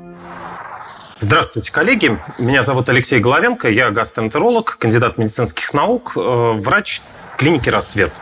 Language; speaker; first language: Russian; native; Russian